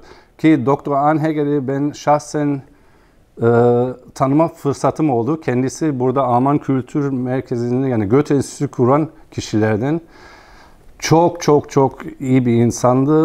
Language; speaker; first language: Turkish; non-native, fluent; German